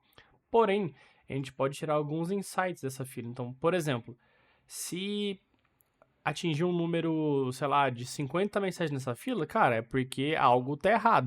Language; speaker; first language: Portuguese; native; Portuguese